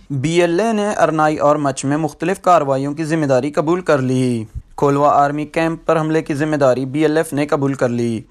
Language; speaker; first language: Urdu; non-native, local second language; Baluchi